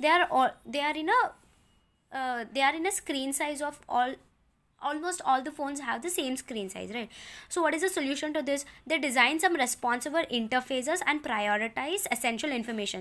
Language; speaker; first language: English; non-native, local second language; Telugu